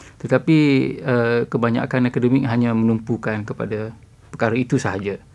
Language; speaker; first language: Malay; native; Malay